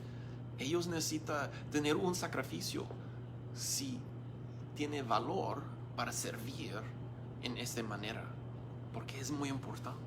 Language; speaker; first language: Spanish; non-native, learner; English